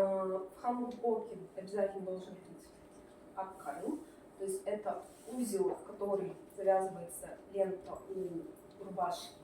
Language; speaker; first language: Russian; native; Russian